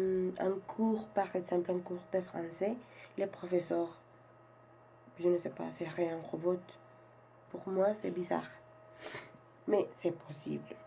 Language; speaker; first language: French; non-native, learner; Spanish